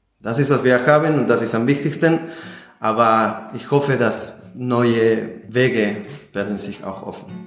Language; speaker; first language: German; non-native, fluent; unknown